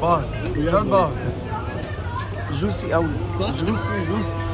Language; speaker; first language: Arabic; native; Arabic